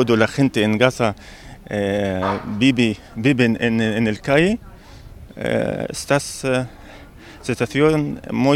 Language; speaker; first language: Spanish; non-native, learner; Arabic